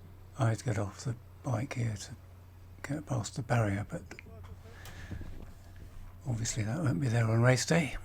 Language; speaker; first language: English; native; English